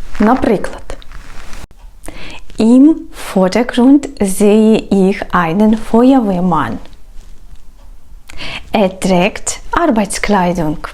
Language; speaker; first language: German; non-native, fluent; Ukrainian